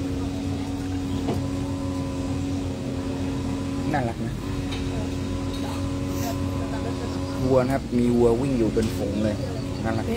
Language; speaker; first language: Thai; native; Thai